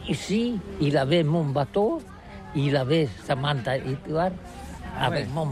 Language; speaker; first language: French; non-native, learner; Catalan